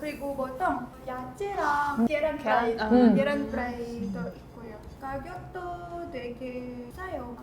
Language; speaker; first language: Korean; non-native, fluent; Indonesian